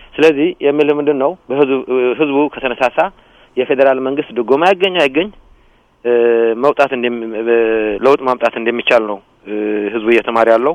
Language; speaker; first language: Amharic; non-native, local second language; Tigrinya